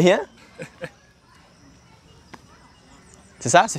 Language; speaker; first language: French; non-native, learner; Portuguese